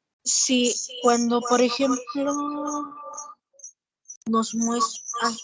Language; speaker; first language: Spanish; native; Spanish